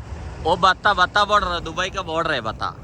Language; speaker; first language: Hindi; non-native, local second language; Malayalam